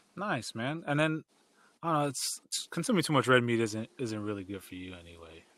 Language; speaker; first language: English; early bilingual, other home language; Filipino